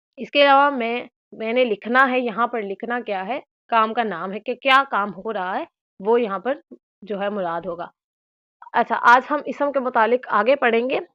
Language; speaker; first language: Urdu; native; Urdu